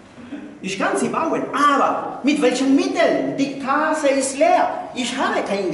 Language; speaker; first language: German; non-native, learner; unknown